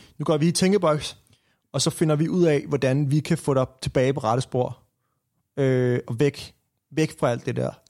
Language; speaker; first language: Danish; native; Danish